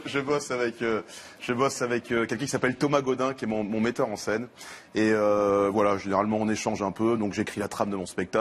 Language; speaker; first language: French; native; French